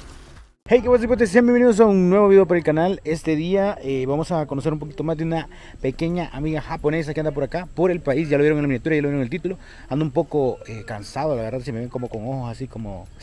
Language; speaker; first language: Spanish; native; Spanish